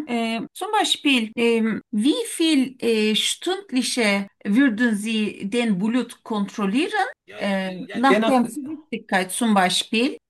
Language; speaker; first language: German; non-native, learner; Turkish